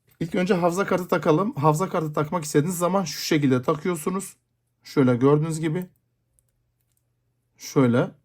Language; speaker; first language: Turkish; native; Turkish